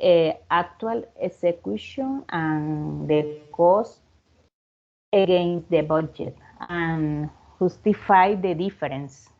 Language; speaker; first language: English; non-native, learner; Spanish